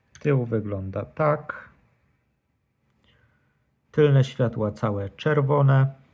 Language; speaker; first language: Polish; native; Polish